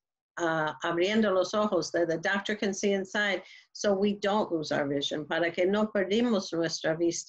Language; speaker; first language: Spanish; non-native, learner; English